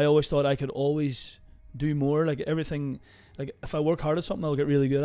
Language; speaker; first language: English; native; English